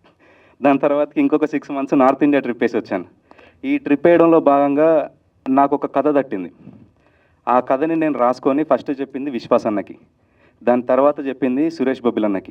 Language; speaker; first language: Telugu; native; Telugu